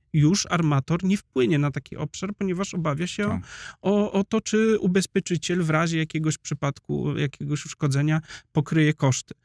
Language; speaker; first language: Polish; native; Polish